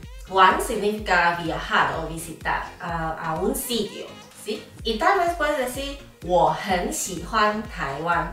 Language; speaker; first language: Spanish; non-native, fluent; Chinese